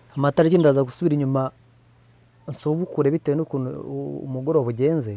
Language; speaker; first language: Kinyarwanda; native; Kinyarwanda